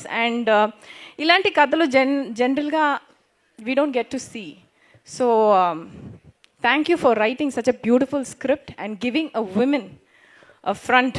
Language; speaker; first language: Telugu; non-native, learner; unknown